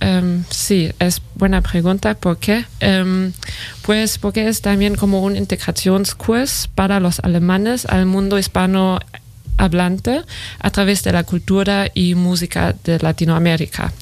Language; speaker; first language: Spanish; non-native, fluent; German